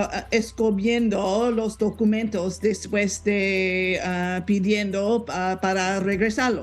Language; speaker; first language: Spanish; non-native, learner; English